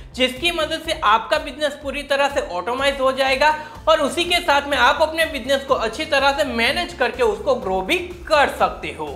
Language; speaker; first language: Hindi; non-native, local second language; Gujarati